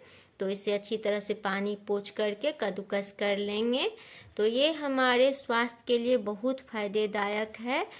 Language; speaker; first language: Hindi; native; Hindi